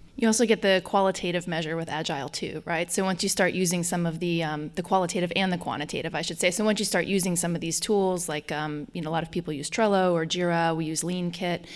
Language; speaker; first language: English; native; English